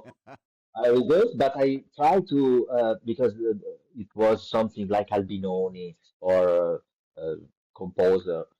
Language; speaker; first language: English; non-native, learner; Italian